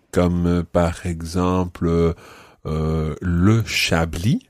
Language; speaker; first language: French; non-native, fluent; English